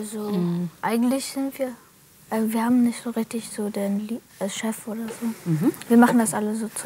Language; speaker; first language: German; early bilingual, other home language; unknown